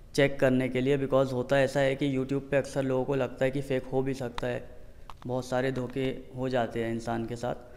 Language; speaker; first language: Hindi; non-native, local second language; Urdu